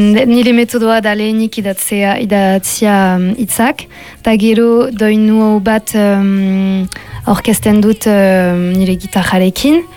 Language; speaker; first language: Basque; non-native, local second language; French